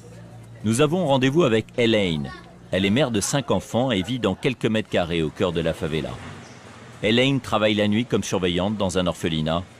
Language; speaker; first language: French; native; French